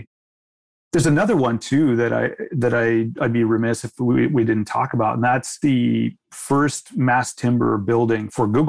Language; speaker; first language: English; native; English